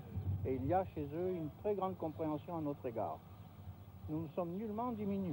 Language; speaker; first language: French; native; French